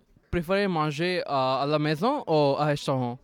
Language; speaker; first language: French; non-native, learner; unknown